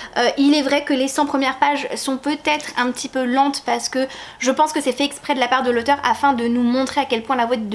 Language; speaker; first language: French; native; French